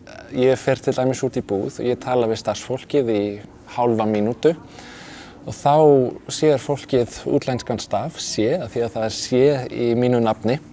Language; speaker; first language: Icelandic; non-native, fluent; Danish